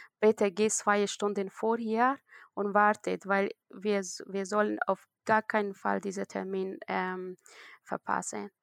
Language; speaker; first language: German; non-native, learner; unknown